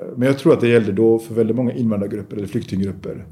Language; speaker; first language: Swedish; early bilingual, other home language; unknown